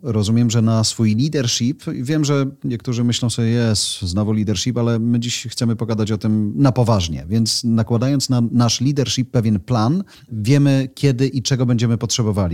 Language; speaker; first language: Polish; native; Polish